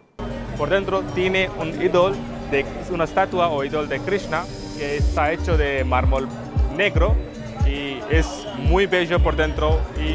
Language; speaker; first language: Spanish; non-native, fluent; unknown